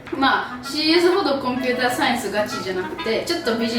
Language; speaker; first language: Japanese; native; Japanese